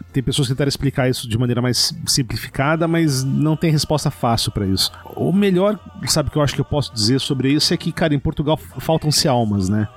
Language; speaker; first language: Portuguese; native; Portuguese